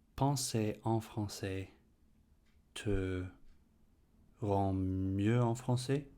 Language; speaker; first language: French; non-native, fluent; English